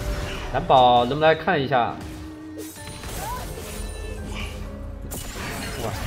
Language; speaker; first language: Chinese; native; Chinese